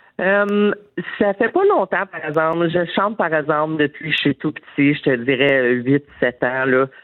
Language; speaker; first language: French; native; French